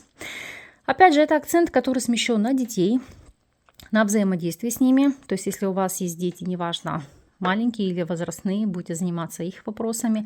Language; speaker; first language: Russian; native; Russian